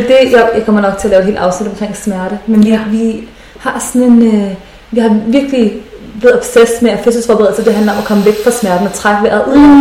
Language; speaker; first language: Danish; native; Danish